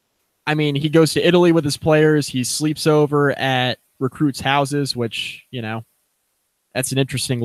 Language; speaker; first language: English; native; English